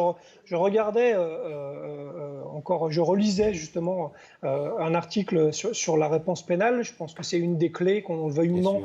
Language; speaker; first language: French; native; French